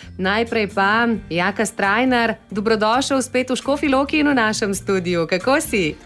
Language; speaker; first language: Slovenian; native; Slovenian